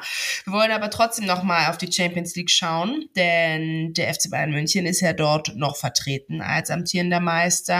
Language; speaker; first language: German; native; German